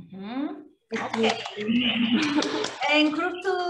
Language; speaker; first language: English; non-native, learner; Korean